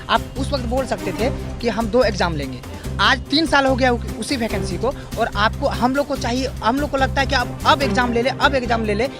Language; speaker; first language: Hindi; native; Hindi